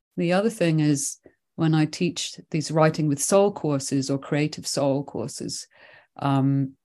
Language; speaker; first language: English; early bilingual, other home language; Swedish